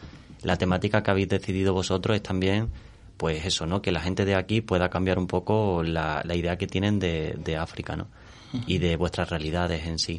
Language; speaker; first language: Spanish; native; Spanish